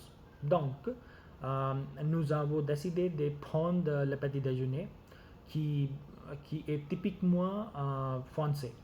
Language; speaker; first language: French; non-native, learner; Gujarati